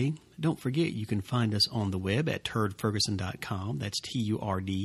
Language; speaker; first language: English; native; English